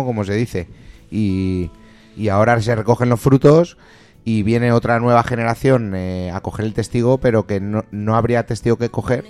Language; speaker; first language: Spanish; native; Spanish